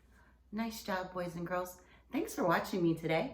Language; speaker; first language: English; native; English